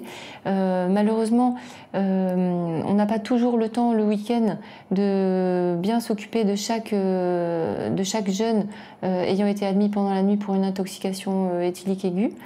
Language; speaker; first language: French; native; French